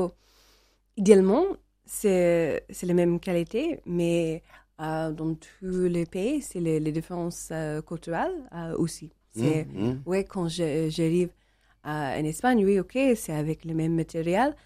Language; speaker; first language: French; non-native, learner; English